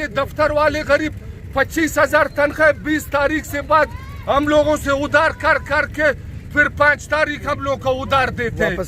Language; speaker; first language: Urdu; non-native, local second language; Pashto